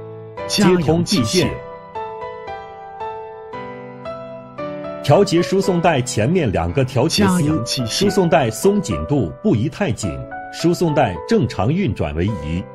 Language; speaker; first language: Chinese; native; Chinese